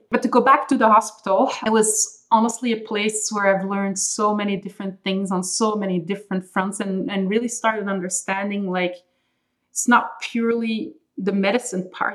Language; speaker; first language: English; non-native, fluent; Dutch